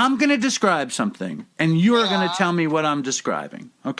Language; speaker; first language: English; native; English